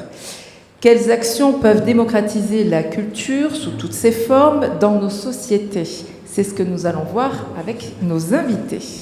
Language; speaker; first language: French; native; French